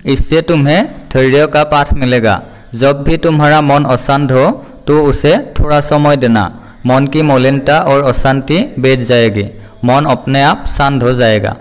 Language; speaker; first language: Hindi; non-native, local second language; Assamese